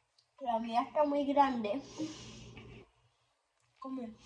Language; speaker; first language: Spanish; native; Spanish